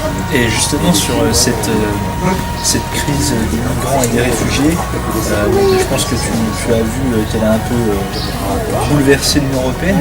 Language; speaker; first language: French; native; French